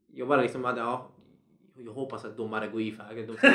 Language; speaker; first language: Swedish; non-native, fluent; Central Kurdish